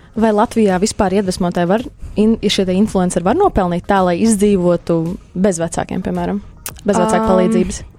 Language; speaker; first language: Latvian; native; Latvian